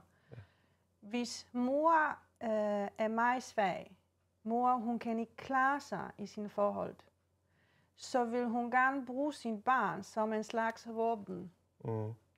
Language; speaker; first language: Danish; non-native, fluent; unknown